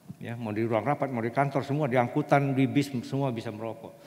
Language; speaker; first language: Indonesian; native; Indonesian